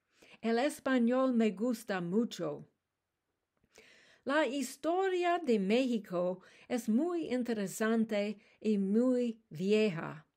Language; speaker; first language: Spanish; non-native, learner; English